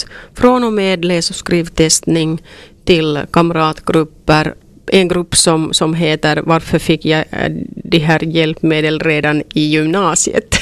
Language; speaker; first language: Swedish; non-native, local second language; Finnish